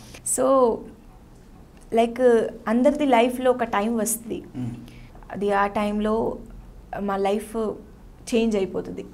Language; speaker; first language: Telugu; non-native, learner; Hindi